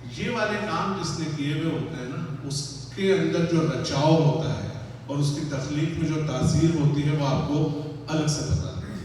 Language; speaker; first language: Urdu; native; Urdu